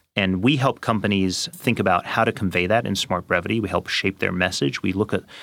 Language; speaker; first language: English; native; English